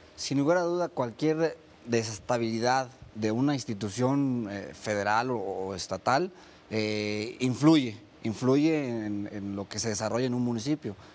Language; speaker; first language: Spanish; native; Spanish